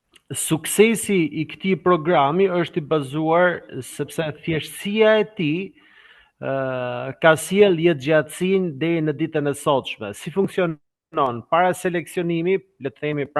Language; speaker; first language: Albanian; native; Albanian